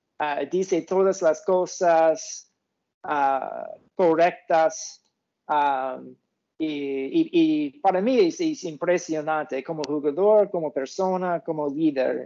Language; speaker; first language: Spanish; non-native, learner; English